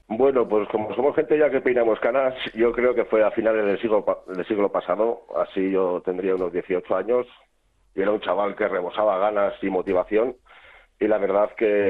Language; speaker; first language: Spanish; native; Spanish